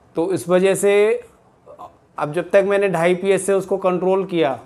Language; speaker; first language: Hindi; native; Hindi